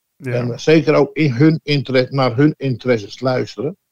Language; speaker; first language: Dutch; native; Dutch